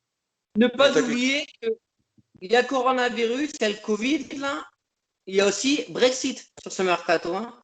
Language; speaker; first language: French; native; French